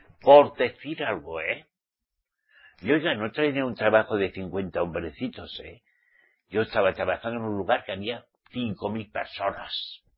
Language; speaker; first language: Spanish; native; Spanish